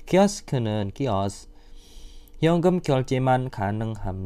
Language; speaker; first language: Korean; non-native, fluent; Indonesian